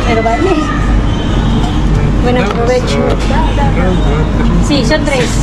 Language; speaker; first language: Spanish; non-native, learner; Filipino